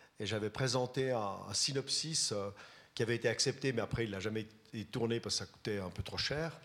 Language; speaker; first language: French; native; French